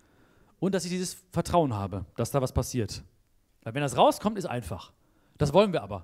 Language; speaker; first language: German; native; German